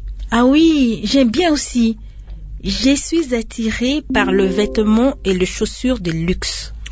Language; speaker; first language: French; non-native, local second language; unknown